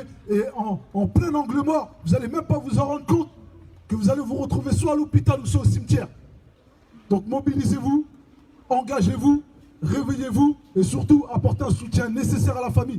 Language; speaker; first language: French; native; French